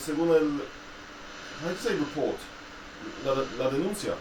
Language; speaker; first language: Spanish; non-native, fluent; English